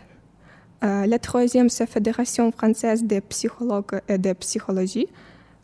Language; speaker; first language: French; non-native, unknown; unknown